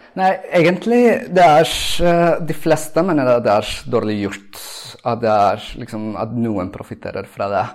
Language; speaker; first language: Norwegian; non-native, fluent; Spanish